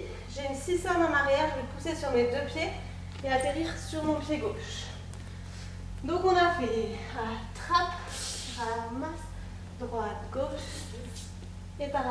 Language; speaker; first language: French; native; French